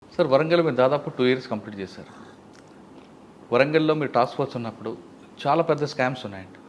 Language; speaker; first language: Telugu; native; Telugu